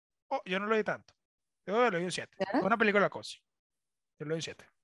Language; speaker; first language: Spanish; native; Spanish